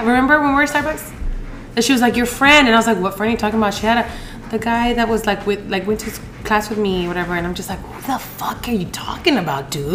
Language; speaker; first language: English; early bilingual, other home language; Spanish